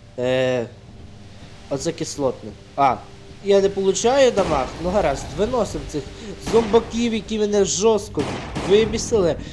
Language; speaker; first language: Ukrainian; non-native, local second language; Russian